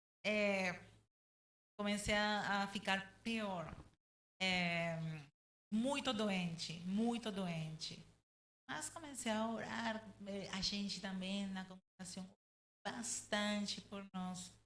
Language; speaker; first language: Portuguese; non-native, learner; Spanish